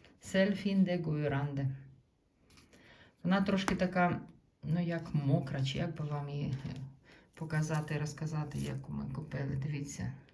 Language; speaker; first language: Ukrainian; native; Ukrainian